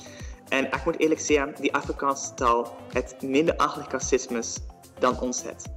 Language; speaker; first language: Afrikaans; non-native, learner; Dutch